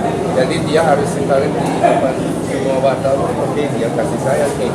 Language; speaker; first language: Indonesian; non-native, learner; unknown